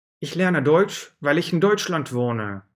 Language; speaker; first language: German; non-native, fluent; Russian